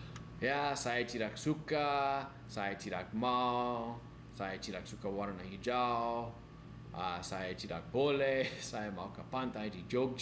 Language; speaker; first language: Indonesian; non-native, learner; English